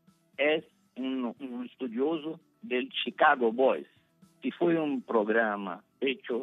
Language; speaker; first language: Spanish; non-native, fluent; Portuguese